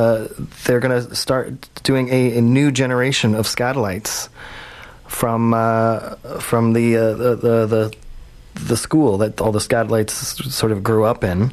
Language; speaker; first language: English; native; English